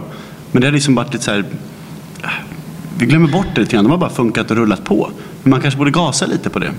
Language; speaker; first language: Swedish; native; Swedish